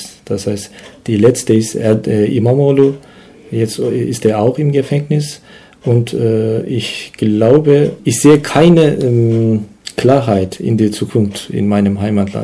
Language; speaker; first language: German; non-native, learner; Turkish